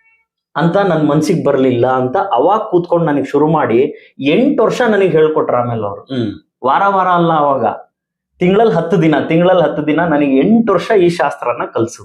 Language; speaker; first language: Kannada; native; Kannada